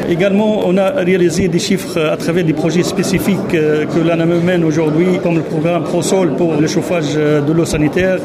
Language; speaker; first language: French; non-native, local second language; Arabic